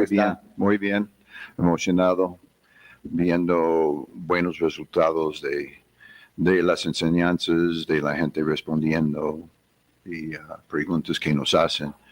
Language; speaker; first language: Spanish; non-native, fluent; English